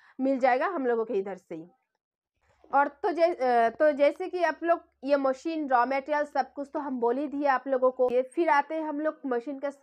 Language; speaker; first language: Hindi; non-native, local second language; Bangla